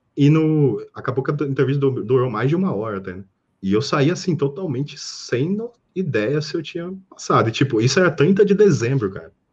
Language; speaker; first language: Portuguese; native; Portuguese